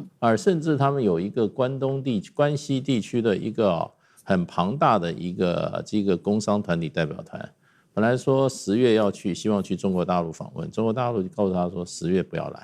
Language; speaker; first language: Chinese; native; Chinese